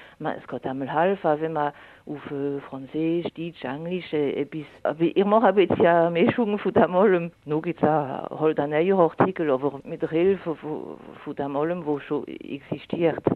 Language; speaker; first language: German; non-native, local second language; French